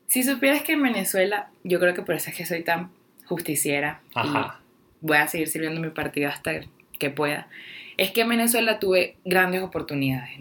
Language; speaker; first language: Spanish; native; Spanish